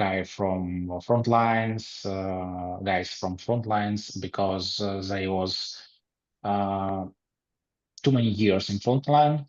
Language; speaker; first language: English; non-native, learner; Ukrainian